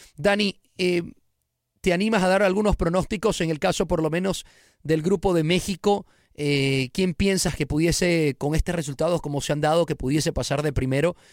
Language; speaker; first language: Spanish; native; Spanish